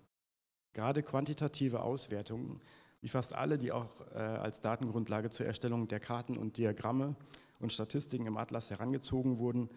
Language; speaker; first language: German; native; German